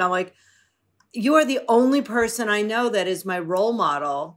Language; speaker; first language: English; native; English